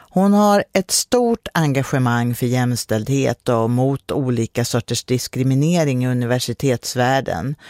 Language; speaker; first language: Swedish; native; Swedish